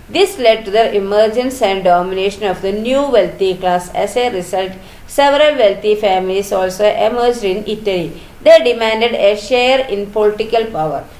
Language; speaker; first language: English; non-native, local second language; Malayalam